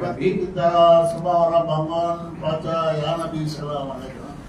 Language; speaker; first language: Indonesian; non-native, learner; Tamil